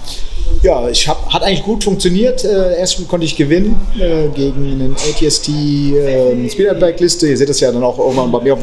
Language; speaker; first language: German; native; German